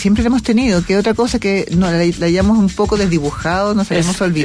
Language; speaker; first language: Spanish; native; Spanish